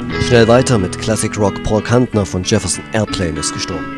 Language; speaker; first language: German; native; German